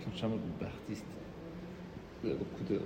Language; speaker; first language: French; non-native, learner; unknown